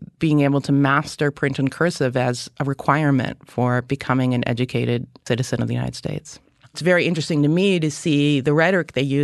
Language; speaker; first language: English; native; English